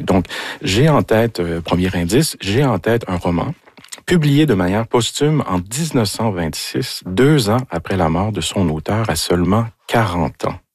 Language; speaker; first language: French; native; French